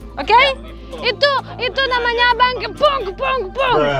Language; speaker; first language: Indonesian; non-native, learner; Russian